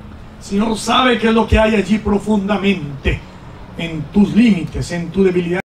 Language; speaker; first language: Spanish; native; Spanish